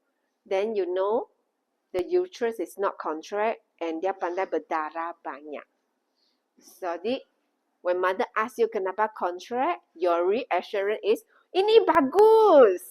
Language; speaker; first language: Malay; non-native, local second language; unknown